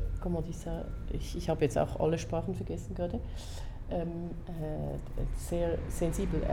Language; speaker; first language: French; non-native, local second language; German